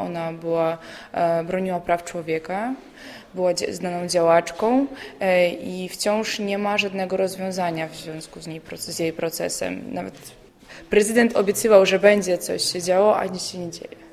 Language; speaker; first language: Polish; non-native, fluent; Belarusian